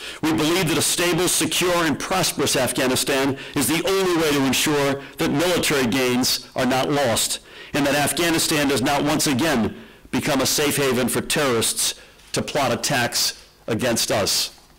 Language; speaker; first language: English; native; English